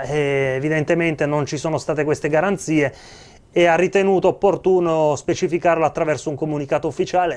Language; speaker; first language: Italian; native; Italian